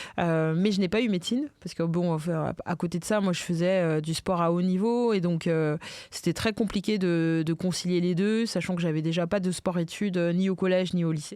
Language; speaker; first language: French; early bilingual, other home language; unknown